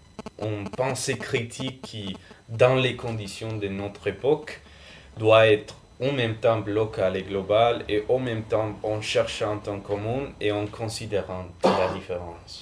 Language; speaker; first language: French; non-native, fluent; Spanish